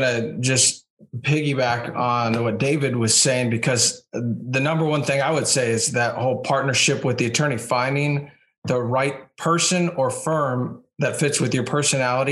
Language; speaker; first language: English; native; English